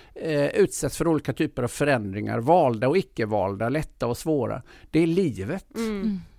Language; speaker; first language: Swedish; native; Swedish